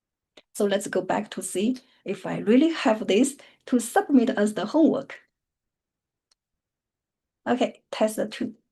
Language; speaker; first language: English; non-native, fluent; Chinese